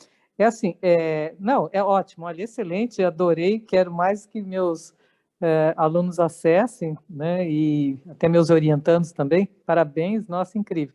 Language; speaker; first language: Portuguese; native; Portuguese